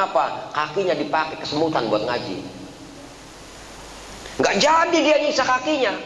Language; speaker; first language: Indonesian; native; Indonesian